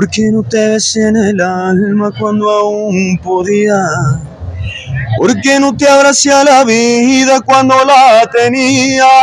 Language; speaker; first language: Spanish; native; Spanish